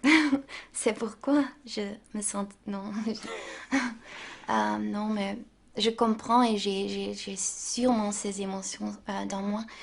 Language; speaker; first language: French; non-native, local second language; Dutch